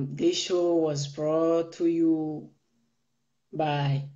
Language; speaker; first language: English; non-native, local second language; Mandingo